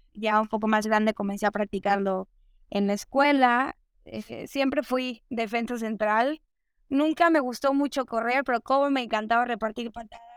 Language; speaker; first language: Spanish; native; Spanish